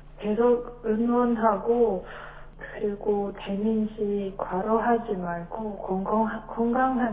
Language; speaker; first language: Korean; non-native, fluent; Russian